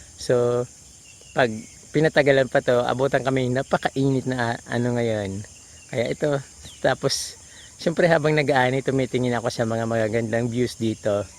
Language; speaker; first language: Filipino; non-native, local second language; Bikol